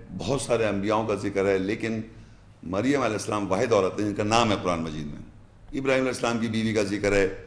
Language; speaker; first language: Urdu; native; Urdu